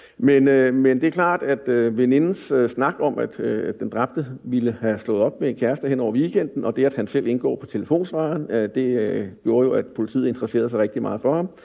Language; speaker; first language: Danish; native; Danish